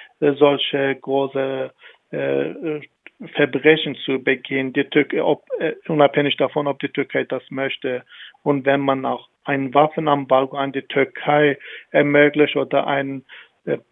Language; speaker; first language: German; non-native, fluent; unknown